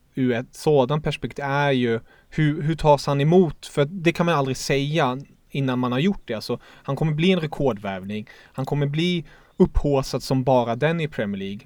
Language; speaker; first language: Swedish; non-native, fluent; German